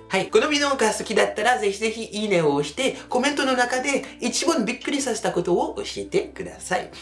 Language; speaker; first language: Japanese; non-native, fluent; French